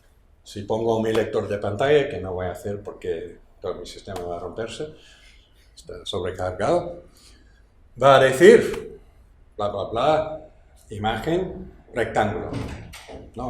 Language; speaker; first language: Spanish; non-native, fluent; English